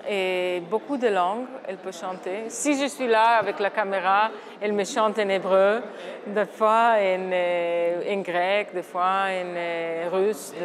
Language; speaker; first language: French; non-native, fluent; Hebrew